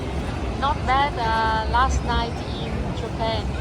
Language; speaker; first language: English; non-native, fluent; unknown